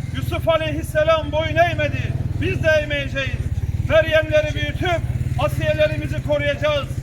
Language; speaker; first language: Turkish; native; Turkish